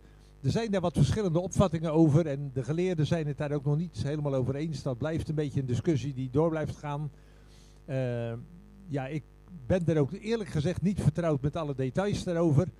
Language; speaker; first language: Dutch; native; Dutch